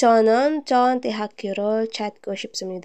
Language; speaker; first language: Korean; non-native, fluent; Filipino